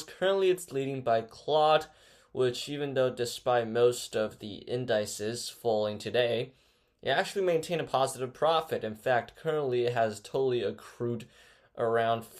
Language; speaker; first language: English; non-native, fluent; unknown